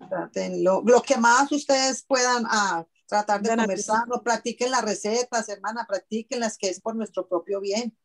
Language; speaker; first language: Spanish; native; Spanish